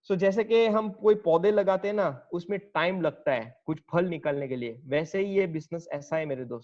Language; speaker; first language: Hindi; native; Hindi